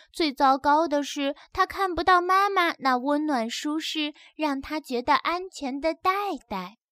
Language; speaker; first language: Chinese; native; Chinese